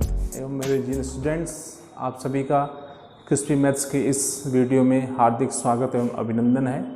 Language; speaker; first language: Hindi; native; Hindi